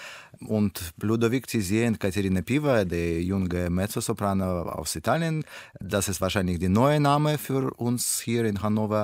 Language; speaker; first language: German; non-native, learner; Russian